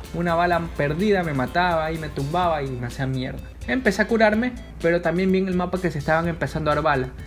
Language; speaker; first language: Spanish; native; Spanish